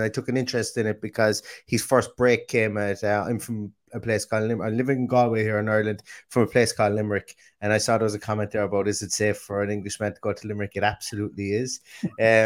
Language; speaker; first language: English; native; English